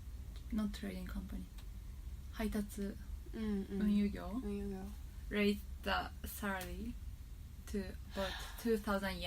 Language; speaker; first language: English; non-native, fluent; Japanese